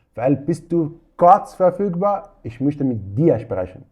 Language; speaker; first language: German; non-native, learner; Arabic